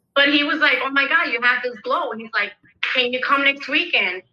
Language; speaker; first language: English; early bilingual, other home language; Spanish